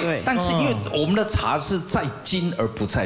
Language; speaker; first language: Chinese; native; Chinese